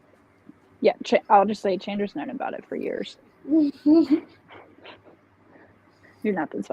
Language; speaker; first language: English; native; English